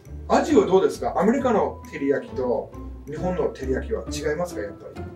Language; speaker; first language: Japanese; non-native, fluent; English